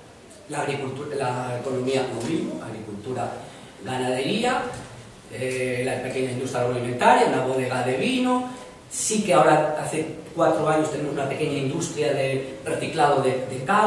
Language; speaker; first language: Spanish; native; Spanish